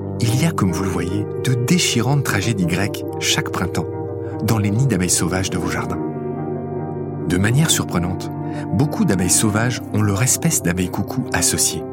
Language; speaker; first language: French; native; French